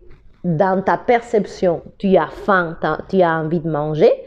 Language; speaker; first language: French; non-native, fluent; Spanish